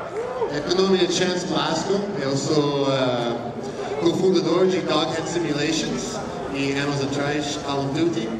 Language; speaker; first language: Portuguese; non-native, learner; English